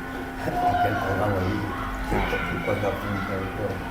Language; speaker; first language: Spanish; native; Spanish